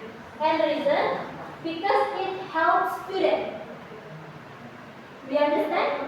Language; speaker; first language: English; non-native, fluent; Indonesian